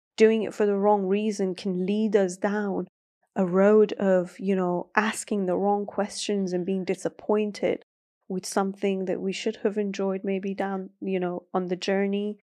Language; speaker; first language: English; early bilingual, other home language; Persian